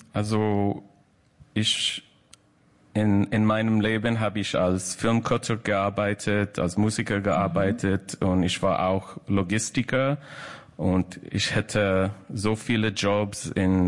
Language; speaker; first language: German; non-native, learner; English